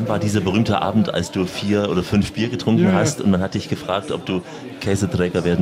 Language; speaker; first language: German; native; German